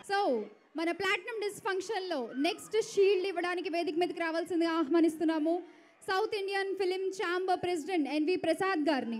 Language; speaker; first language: Telugu; native; Telugu